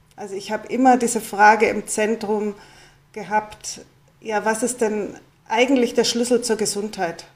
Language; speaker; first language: German; native; German